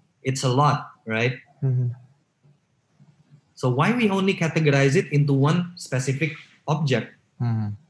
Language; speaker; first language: English; non-native, local second language; Indonesian